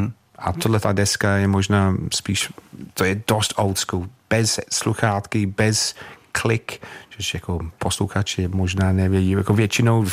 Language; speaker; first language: Czech; non-native, fluent; English